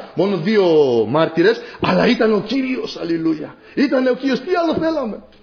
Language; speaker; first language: Greek; non-native, fluent; Polish